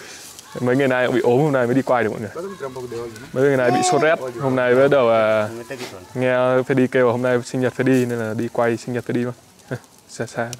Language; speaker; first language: Vietnamese; native; Vietnamese